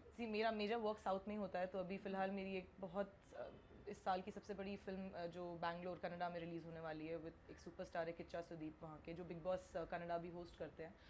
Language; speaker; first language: Hindi; non-native, local second language; Bangla